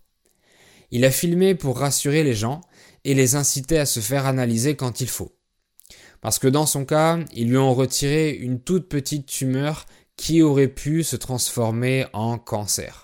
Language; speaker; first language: French; native; French